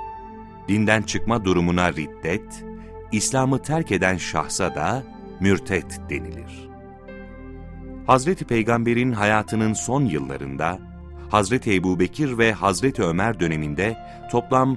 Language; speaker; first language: Turkish; native; Turkish